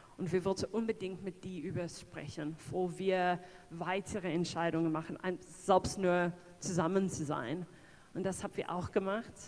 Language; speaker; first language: German; non-native, fluent; English